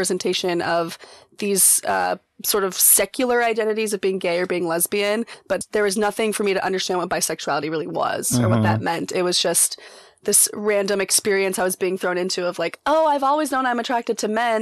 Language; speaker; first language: English; native; English